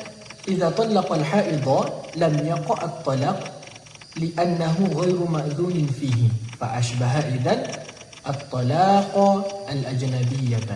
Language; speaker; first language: Arabic; non-native, learner; Indonesian